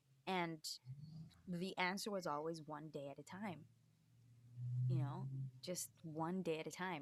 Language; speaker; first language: English; early bilingual, other home language; Spanish